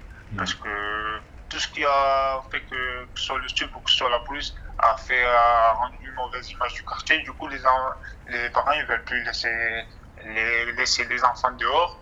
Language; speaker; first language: French; native; French